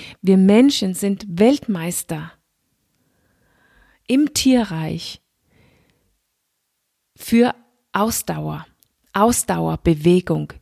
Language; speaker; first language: German; non-native, fluent; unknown